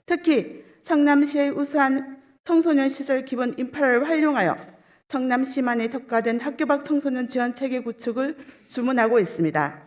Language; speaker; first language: Korean; native; Korean